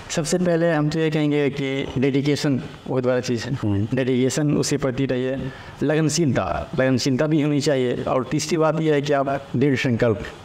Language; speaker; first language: Hindi; native; Hindi